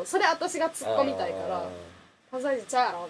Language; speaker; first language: Japanese; native; Japanese